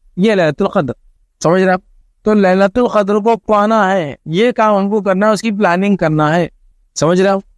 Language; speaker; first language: Urdu; native; Urdu